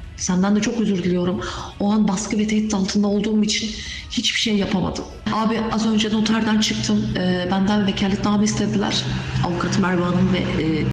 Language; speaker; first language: Turkish; native; Turkish